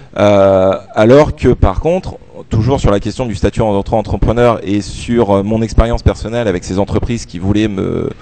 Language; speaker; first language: French; native; French